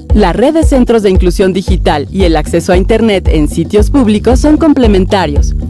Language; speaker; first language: Spanish; native; Spanish